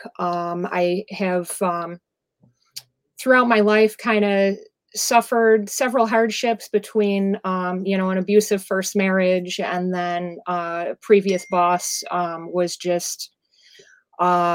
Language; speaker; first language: English; native; English